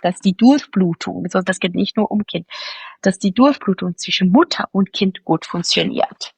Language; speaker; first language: German; non-native, fluent; Italian